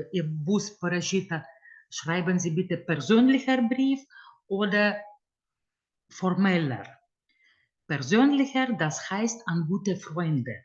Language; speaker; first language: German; non-native, fluent; Lithuanian